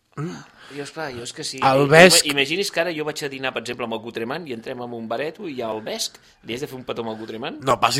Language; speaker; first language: Catalan; native; Catalan